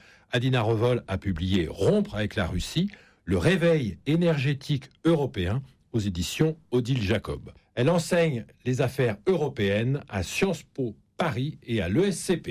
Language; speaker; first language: French; native; French